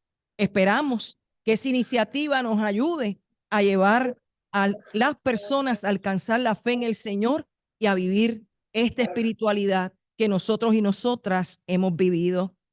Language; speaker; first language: Spanish; native; Spanish